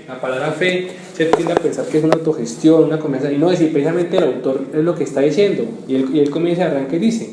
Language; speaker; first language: Spanish; native; Spanish